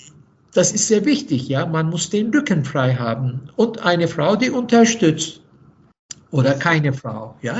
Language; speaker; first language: German; non-native, fluent; Turkish